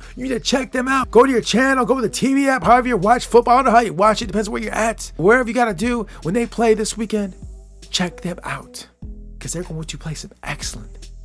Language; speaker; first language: English; native; English